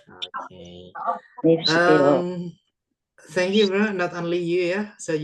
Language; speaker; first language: English; non-native, fluent; Indonesian